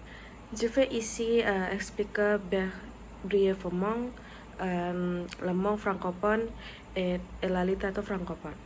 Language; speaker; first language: French; non-native, learner; Indonesian